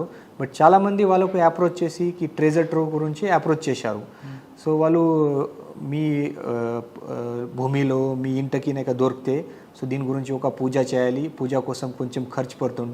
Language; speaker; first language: Telugu; non-native, fluent; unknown